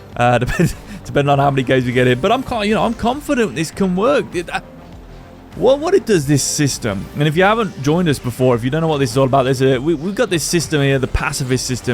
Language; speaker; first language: English; native; English